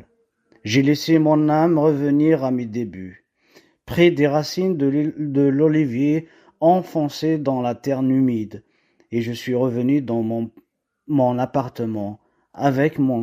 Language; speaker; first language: French; non-native, local second language; Kabyle